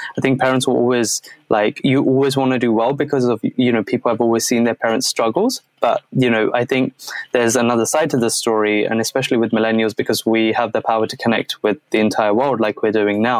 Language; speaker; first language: English; native; English